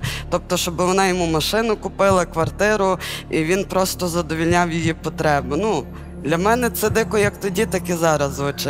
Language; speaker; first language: Ukrainian; native; Ukrainian